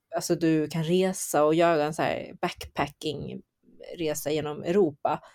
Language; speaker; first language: Swedish; early bilingual, other home language; Chinese